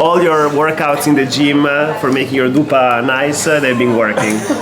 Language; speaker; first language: English; non-native, fluent; Italian